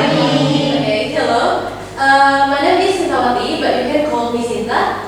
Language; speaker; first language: English; non-native, learner; Indonesian